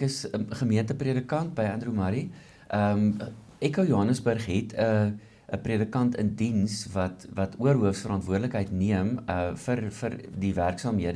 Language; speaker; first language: Afrikaans; native; Afrikaans